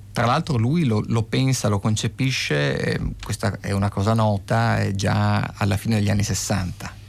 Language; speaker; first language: Italian; native; Italian